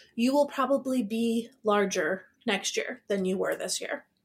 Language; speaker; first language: English; native; English